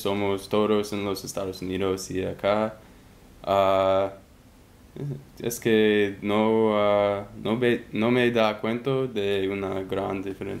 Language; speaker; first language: Spanish; non-native, learner; English